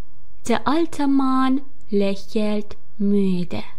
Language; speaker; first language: German; non-native, fluent; Persian